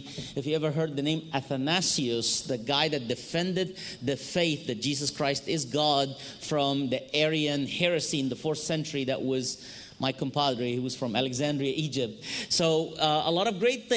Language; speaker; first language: English; non-native, fluent; Arabic